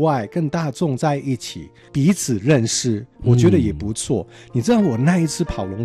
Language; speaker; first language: Chinese; non-native, local second language; Cantonese